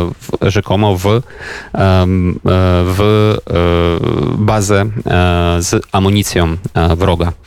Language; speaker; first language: Polish; non-native, fluent; Ukrainian